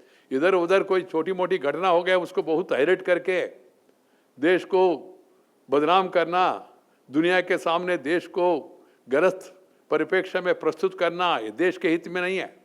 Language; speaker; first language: Hindi; non-native, local second language; Telugu